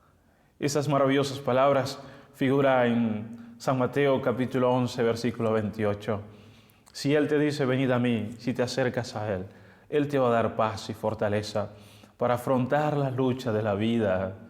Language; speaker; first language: Spanish; native; Spanish